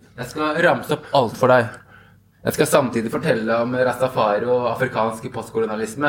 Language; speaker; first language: Norwegian; early bilingual, other home language; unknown